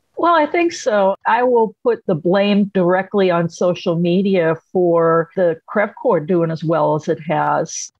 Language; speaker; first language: English; native; English